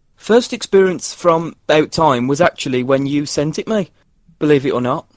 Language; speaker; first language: English; native; English